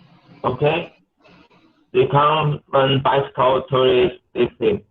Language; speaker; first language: English; non-native, learner; Chinese